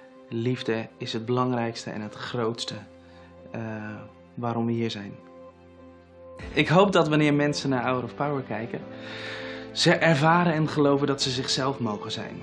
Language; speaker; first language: Dutch; native; Dutch